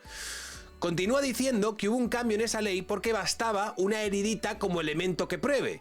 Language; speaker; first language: Spanish; native; Spanish